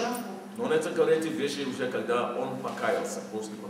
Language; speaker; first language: Russian; non-native, fluent; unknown